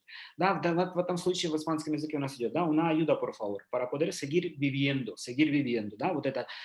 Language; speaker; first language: Russian; native; Russian